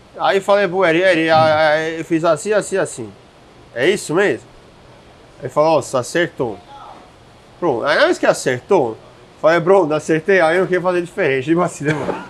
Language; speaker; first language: Portuguese; non-native, fluent; Italian